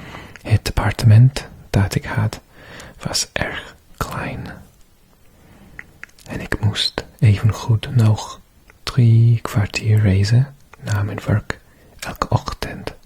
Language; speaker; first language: Dutch; non-native, learner; English